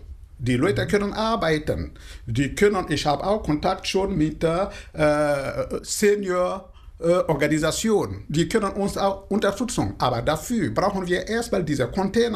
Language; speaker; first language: German; non-native, fluent; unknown